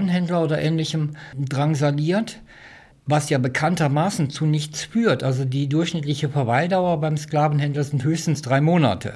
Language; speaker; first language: German; native; German